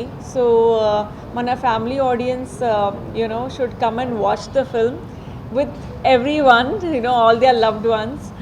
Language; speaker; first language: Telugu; non-native, fluent; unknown